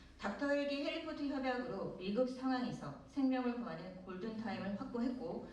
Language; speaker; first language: Korean; native; Korean